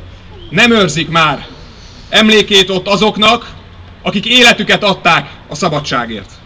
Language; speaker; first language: Hungarian; native; Hungarian